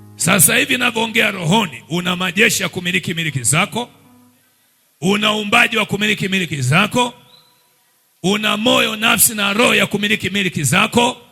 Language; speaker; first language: Swahili; native; Swahili